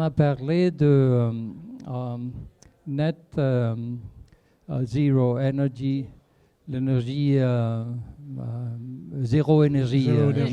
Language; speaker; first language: French; non-native, fluent; Spanish